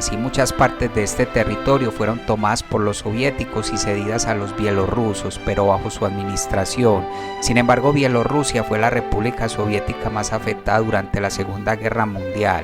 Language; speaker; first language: Spanish; native; Spanish